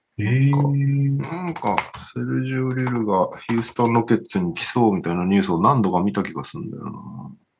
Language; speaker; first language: Japanese; early bilingual, heritage; Japanese